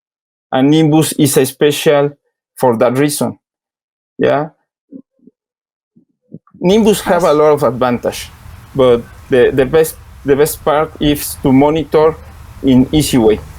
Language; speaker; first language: English; non-native, learner; Spanish